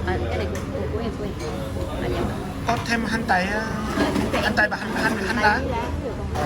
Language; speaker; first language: Vietnamese; non-native, learner; Korean